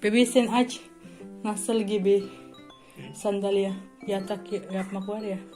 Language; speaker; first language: Turkish; non-native, learner; Indonesian